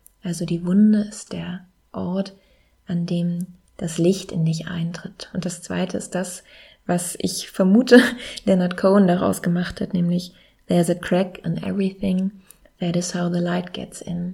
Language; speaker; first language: German; native; German